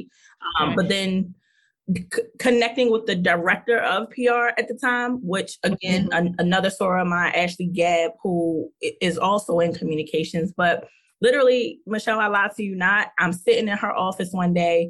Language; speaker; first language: English; native; English